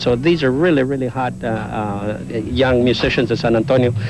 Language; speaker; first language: English; early bilingual, other home language; Spanish